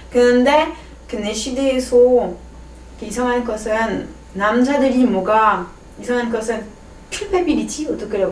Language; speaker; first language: Korean; non-native, learner; French